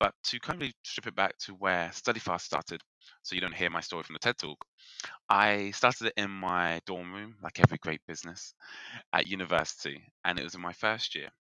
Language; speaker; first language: English; native; English